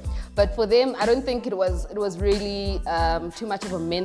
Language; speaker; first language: English; non-native, local second language; Zulu